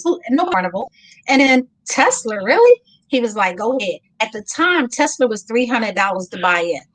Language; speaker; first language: English; native; English